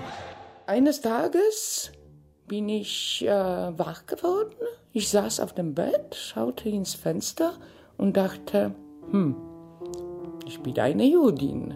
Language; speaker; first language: German; non-native, fluent; Polish